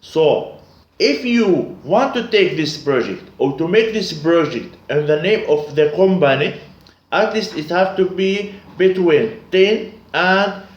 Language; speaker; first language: English; non-native, learner; Arabic